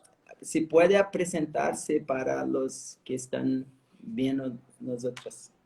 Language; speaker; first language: Spanish; non-native, learner; Portuguese